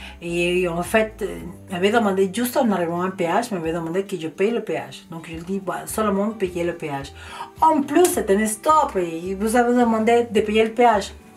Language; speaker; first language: French; non-native, fluent; Spanish